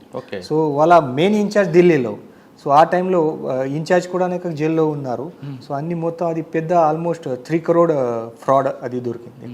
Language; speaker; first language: Telugu; non-native, learner; Marathi